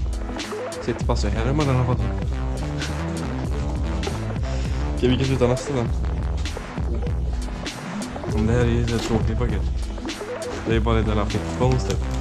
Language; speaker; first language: Swedish; native; Swedish